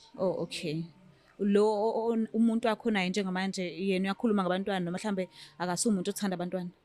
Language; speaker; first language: Zulu; native; Zulu